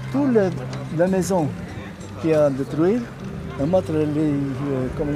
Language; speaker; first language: French; non-native, learner; Arabic